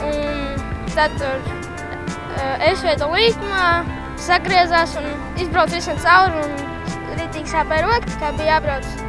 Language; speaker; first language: Latvian; native; Latvian